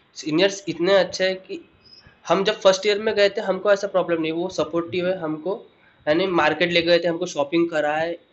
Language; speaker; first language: Hindi; non-native, local second language; Marathi